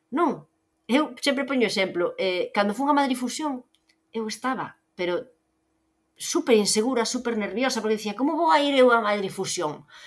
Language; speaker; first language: Galician; native; Galician